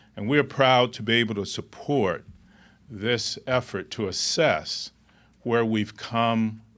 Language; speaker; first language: English; native; English